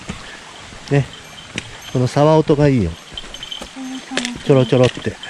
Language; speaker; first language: Japanese; native; Japanese